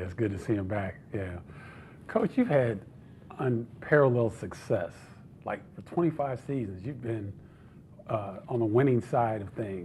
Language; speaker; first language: English; native; English